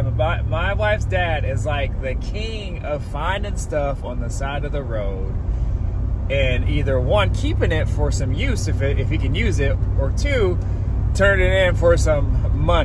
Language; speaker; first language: English; native; English